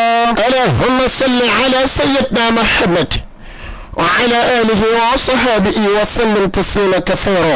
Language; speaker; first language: Arabic; non-native, learner; Yoruba